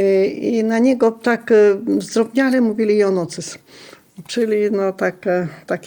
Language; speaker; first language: Polish; non-native, local second language; Lithuanian